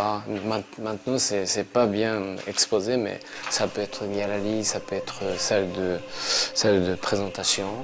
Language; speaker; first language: French; non-native, learner; Japanese